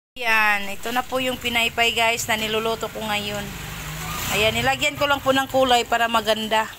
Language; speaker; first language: Filipino; non-native, local second language; Cebuano